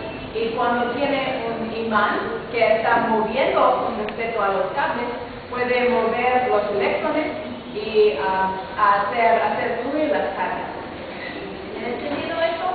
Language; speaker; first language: Spanish; non-native, fluent; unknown